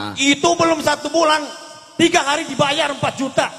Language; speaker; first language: Indonesian; non-native, local second language; Sundanese